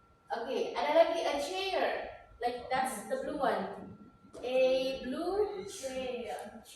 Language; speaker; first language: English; non-native, fluent; Indonesian